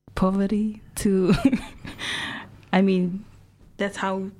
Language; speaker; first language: English; non-native, fluent; Tongan